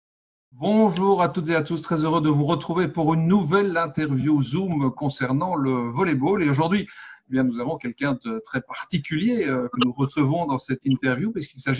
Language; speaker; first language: French; native; French